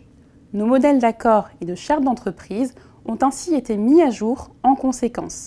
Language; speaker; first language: French; native; French